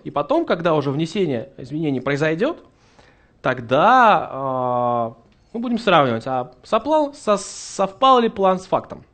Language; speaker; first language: Russian; native; Russian